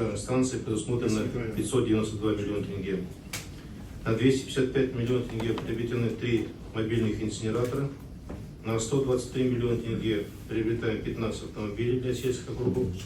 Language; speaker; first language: Russian; non-native, local second language; Kazakh